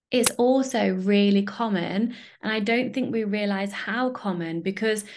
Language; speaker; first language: English; native; English